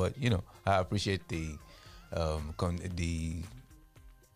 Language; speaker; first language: English; non-native, local second language; Yoruba